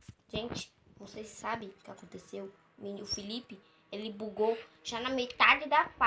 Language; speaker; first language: Portuguese; native; Portuguese